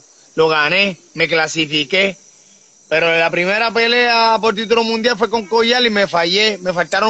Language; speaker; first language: Spanish; native; Spanish